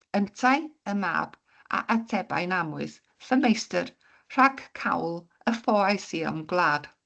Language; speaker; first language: Welsh; native; Welsh